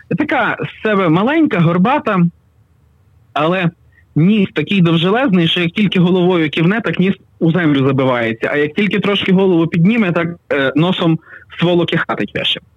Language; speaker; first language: Ukrainian; native; Ukrainian